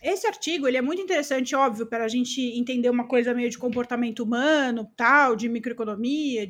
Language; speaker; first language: Portuguese; native; Portuguese